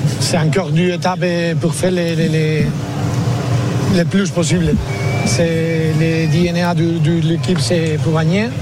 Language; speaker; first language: French; non-native, learner; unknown